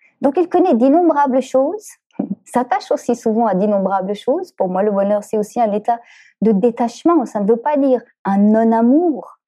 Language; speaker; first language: French; native; French